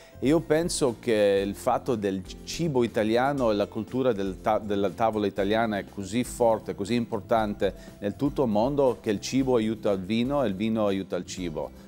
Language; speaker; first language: Italian; early bilingual, other home language; English